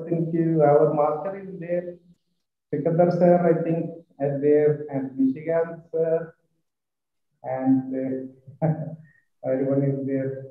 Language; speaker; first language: English; non-native, learner; Malayalam